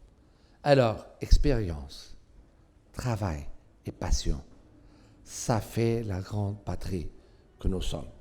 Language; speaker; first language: French; non-native, fluent; Portuguese